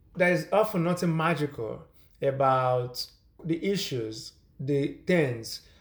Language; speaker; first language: English; non-native, local second language; Igbo